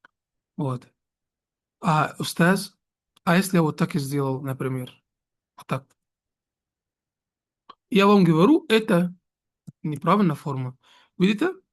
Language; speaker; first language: Russian; non-native, fluent; Arabic